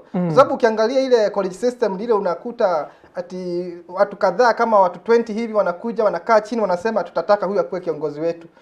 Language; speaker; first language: Swahili; non-native, local second language; Kikuyu